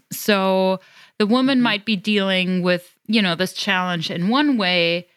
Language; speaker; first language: English; non-native, fluent; German